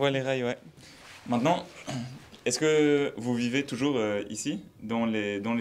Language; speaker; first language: French; native; French